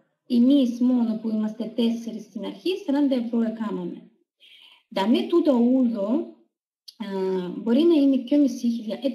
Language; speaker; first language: Greek; non-native, learner; Russian